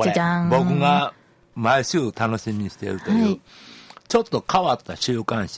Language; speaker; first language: Japanese; native; Japanese